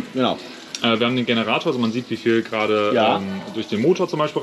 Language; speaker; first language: German; native; German